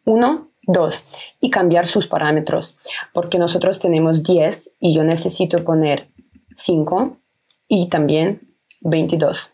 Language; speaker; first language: Spanish; non-native, fluent; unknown